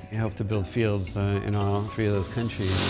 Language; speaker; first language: English; native; English